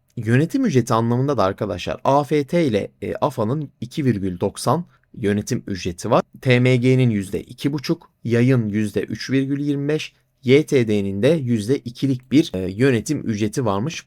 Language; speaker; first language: Turkish; native; Turkish